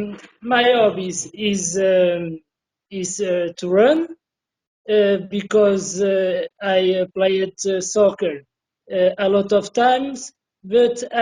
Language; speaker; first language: English; non-native, learner; Portuguese